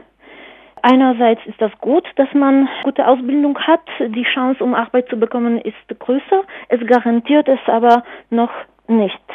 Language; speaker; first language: German; non-native, fluent; Polish